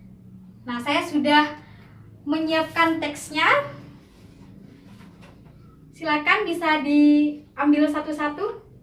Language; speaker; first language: Indonesian; native; Indonesian